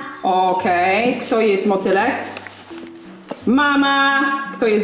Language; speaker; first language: Polish; non-native, fluent; English